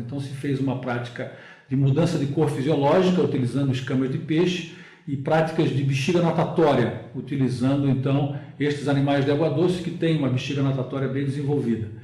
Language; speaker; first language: Portuguese; native; Portuguese